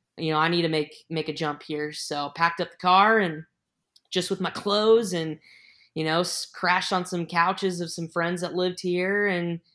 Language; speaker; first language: English; native; English